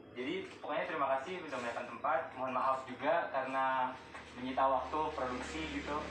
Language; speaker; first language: Indonesian; native; Indonesian